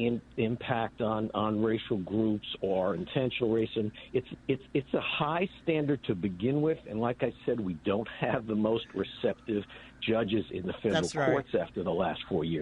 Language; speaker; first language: English; native; English